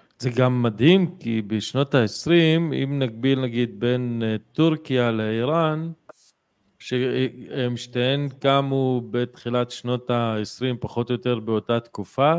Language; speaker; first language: Hebrew; non-native, local second language; Arabic